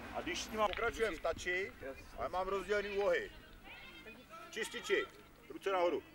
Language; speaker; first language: Czech; native; Czech